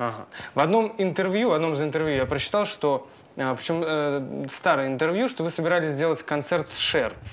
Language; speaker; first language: Russian; native; Russian